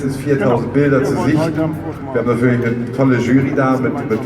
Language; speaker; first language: German; native; German